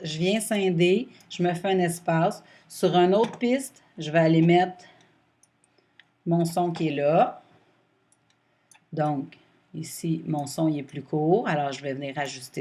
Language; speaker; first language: French; native; French